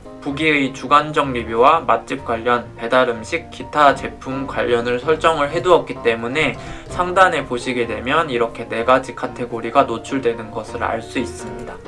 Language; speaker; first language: Korean; native; Korean